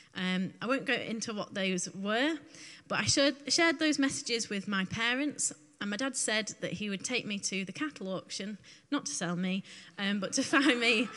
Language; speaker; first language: English; native; English